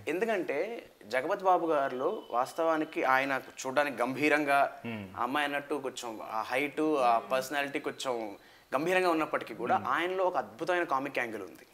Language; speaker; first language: Telugu; native; Telugu